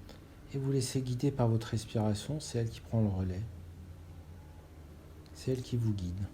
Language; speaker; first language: French; native; French